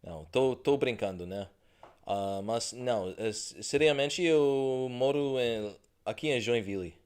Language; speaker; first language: Portuguese; non-native, fluent; English